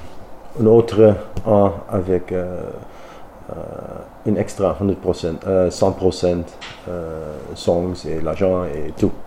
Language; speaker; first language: French; non-native, learner; Dutch